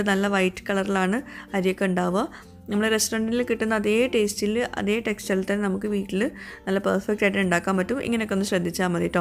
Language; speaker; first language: Malayalam; native; Malayalam